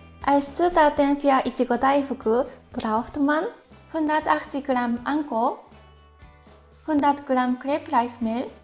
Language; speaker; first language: German; non-native, fluent; Japanese